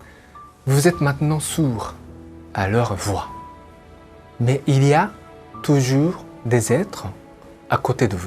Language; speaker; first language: French; non-native, fluent; Japanese